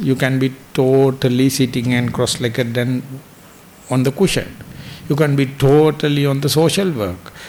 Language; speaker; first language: English; non-native, local second language; Sinhala